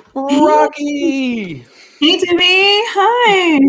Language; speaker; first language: English; early bilingual, other home language; Spanish